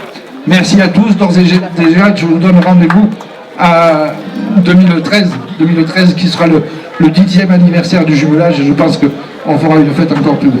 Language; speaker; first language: French; native; French